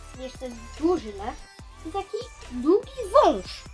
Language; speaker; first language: Polish; early bilingual, heritage; Polish